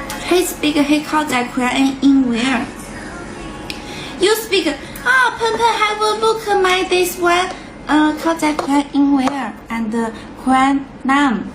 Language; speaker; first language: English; non-native, learner; Thai